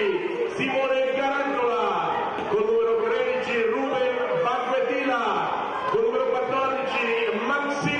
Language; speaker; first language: Italian; native; Italian